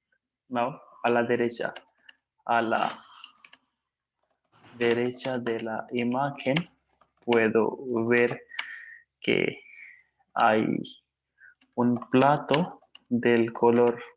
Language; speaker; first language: Spanish; non-native, fluent; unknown